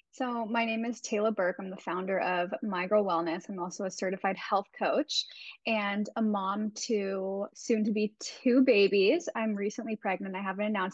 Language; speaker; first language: English; native; English